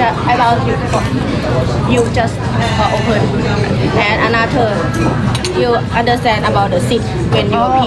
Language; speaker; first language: English; non-native, learner; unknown